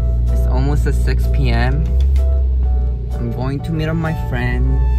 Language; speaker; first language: English; non-native, fluent; Korean